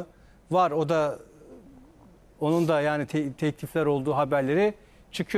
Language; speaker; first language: Turkish; native; Turkish